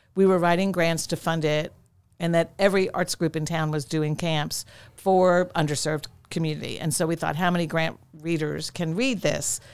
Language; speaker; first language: English; native; English